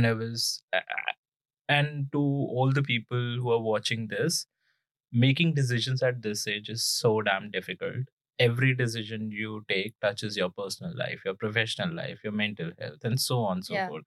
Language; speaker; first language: English; non-native, local second language; Punjabi